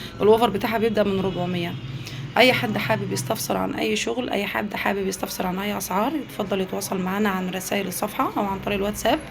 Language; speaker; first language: Egyptian Arabic; native; Egyptian Arabic